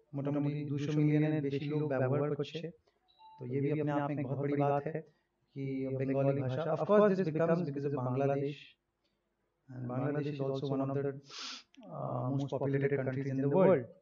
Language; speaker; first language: Hindi; non-native, local second language; Rajasthani